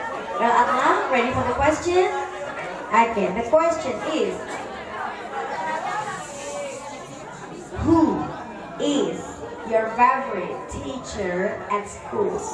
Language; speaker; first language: English; non-native, fluent; Indonesian